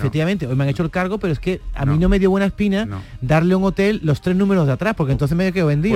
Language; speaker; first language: Spanish; native; Spanish